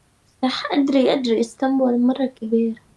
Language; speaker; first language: Arabic; non-native, learner; Turkish